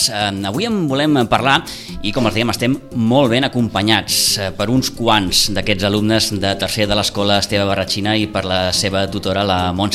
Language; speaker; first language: Catalan; native; Catalan